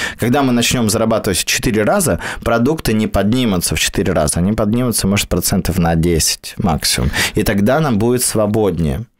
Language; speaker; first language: Russian; native; Russian